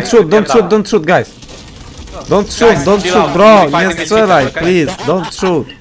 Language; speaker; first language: English; non-native, learner; Polish